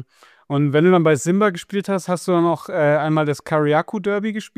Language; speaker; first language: German; native; German